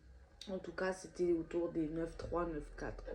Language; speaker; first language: French; native; French